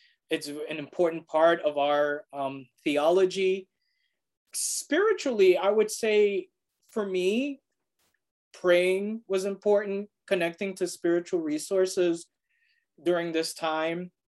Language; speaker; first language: English; early bilingual, other home language; Spanish